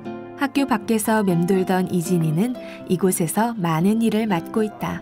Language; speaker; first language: Korean; native; Korean